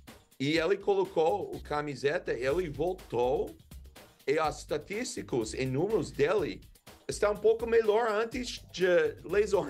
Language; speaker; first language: Portuguese; non-native, learner; English